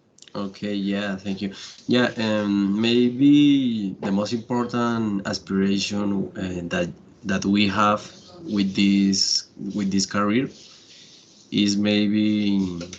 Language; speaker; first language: English; non-native, learner; Spanish